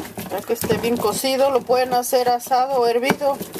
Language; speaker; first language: Spanish; native; Spanish